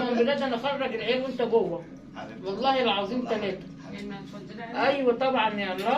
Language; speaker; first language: Arabic; native; Arabic